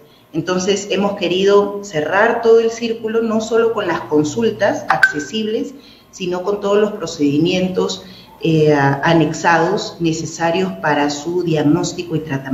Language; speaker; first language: Spanish; native; Spanish